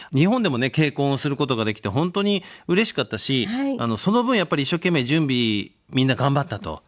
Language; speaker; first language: Japanese; native; Japanese